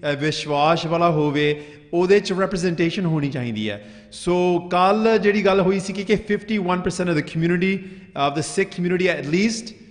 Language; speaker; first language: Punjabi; early bilingual, heritage; Punjabi